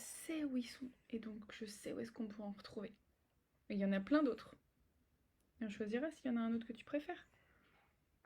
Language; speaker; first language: French; native; French